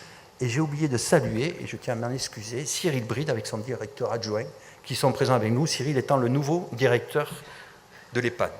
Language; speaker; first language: French; native; French